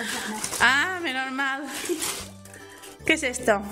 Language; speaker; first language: Spanish; native; Spanish